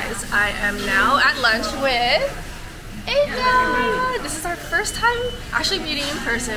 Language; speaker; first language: English; native; English